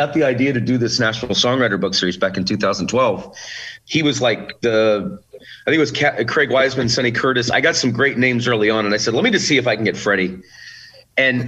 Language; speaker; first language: English; native; English